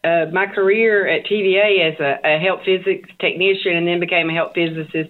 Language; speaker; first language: English; native; English